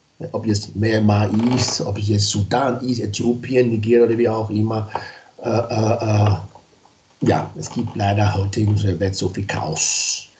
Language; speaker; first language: German; non-native, fluent; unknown